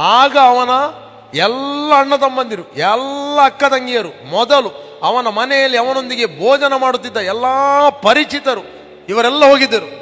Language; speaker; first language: Kannada; non-native, local second language; Konkani